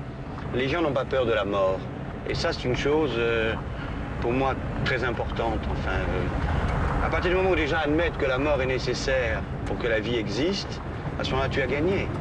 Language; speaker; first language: French; native; French